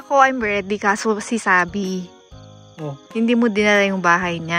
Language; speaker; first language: Filipino; native; Filipino